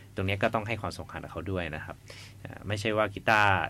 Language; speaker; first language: Thai; native; Thai